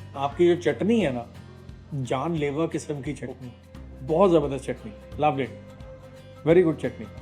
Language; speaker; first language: Urdu; native; Urdu